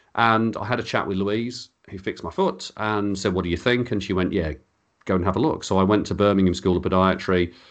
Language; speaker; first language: English; native; English